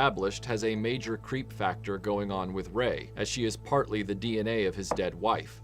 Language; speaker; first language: English; native; English